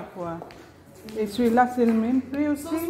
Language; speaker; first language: French; non-native, learner; Filipino